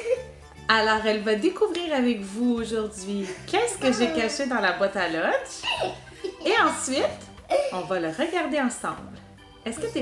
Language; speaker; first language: French; native; French